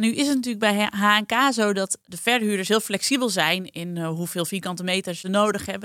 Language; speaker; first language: Dutch; native; Dutch